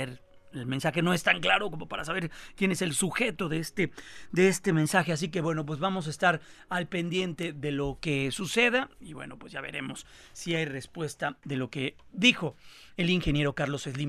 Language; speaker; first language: Spanish; native; Spanish